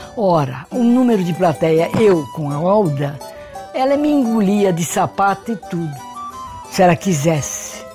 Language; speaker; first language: Portuguese; early bilingual, other home language; Hungarian